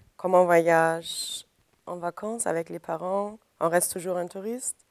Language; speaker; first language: French; non-native, fluent; German